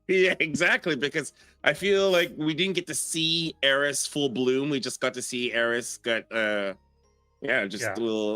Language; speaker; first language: English; native; English